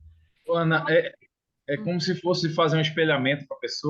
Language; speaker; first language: Portuguese; native; Portuguese